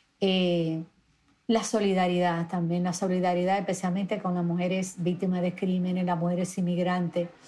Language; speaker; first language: Spanish; native; Spanish